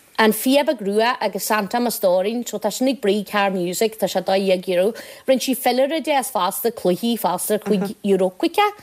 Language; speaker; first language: Irish; native; Irish